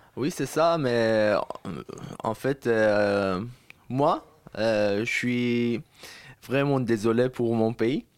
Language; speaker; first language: French; non-native, fluent; Persian